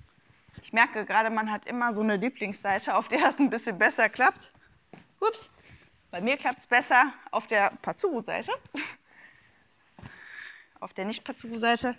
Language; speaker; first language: German; native; German